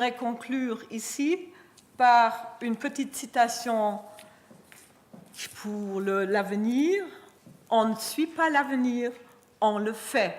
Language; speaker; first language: French; non-native, fluent; German